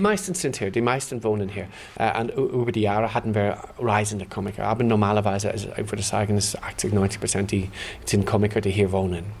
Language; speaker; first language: German; non-native, fluent; English